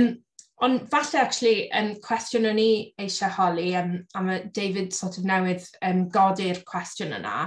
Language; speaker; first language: Welsh; native; Welsh